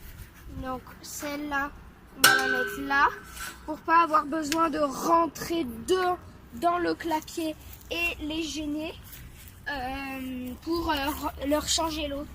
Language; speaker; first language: French; native; French